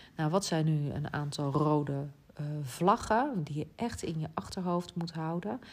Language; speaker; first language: Dutch; native; Dutch